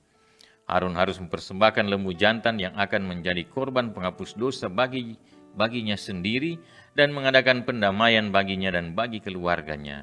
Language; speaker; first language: Indonesian; native; Indonesian